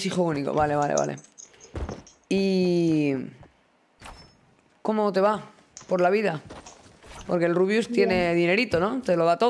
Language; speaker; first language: Spanish; native; Spanish